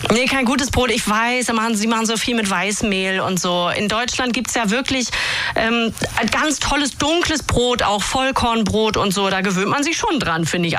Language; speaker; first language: German; native; German